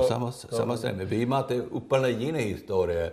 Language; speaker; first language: Czech; non-native, learner; Swedish